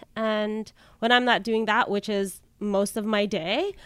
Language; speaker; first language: English; early bilingual, other home language; Filipino